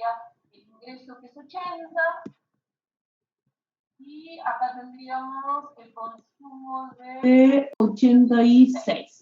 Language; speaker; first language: Spanish; native; Spanish